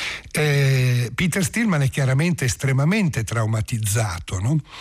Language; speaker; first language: Italian; early bilingual, other home language; English